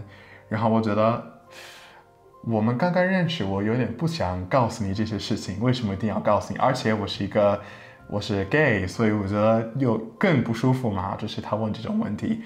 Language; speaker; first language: Chinese; non-native, fluent; English